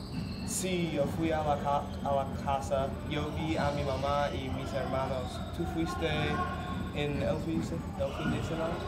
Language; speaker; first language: Spanish; non-native, learner; English